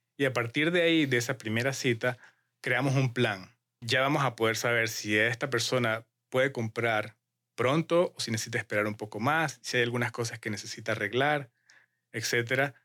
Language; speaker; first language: Spanish; native; Spanish